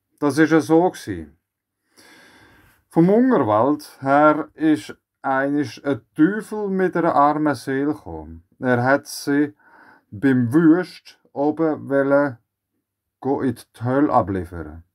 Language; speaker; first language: German; native; German